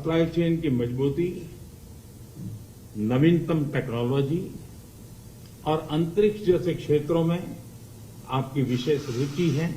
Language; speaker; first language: Hindi; native; Hindi